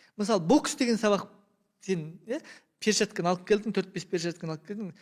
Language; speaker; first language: Kazakh; native; Kazakh